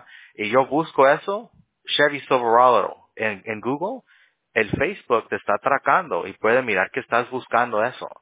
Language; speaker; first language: Spanish; early bilingual, heritage; Spanish